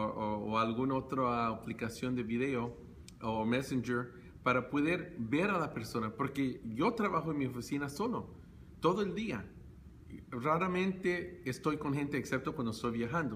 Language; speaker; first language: Spanish; early bilingual, heritage; Spanish